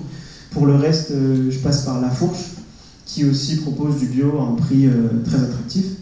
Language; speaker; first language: French; native; French